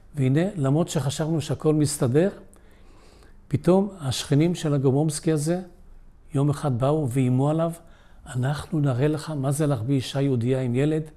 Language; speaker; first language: Hebrew; early bilingual, other home language; Polish